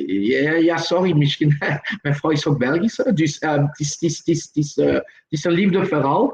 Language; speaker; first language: Dutch; non-native, local second language; French